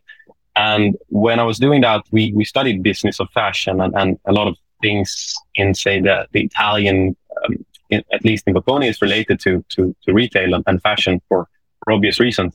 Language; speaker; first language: English; non-native, fluent; Swedish